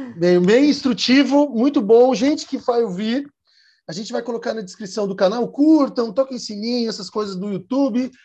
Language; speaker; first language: Portuguese; native; Portuguese